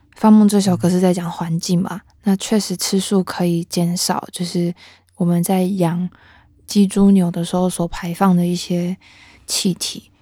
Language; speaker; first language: Chinese; non-native, local second language; Hakka Chinese